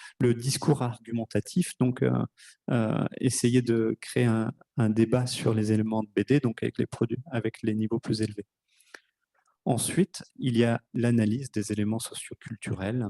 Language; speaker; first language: French; native; French